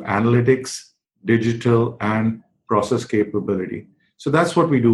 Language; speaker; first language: English; non-native, local second language; Hindi